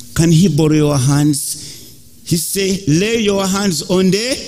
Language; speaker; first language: English; non-native, local second language; Ganda